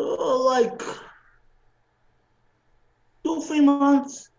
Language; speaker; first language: English; non-native, learner; Slovenian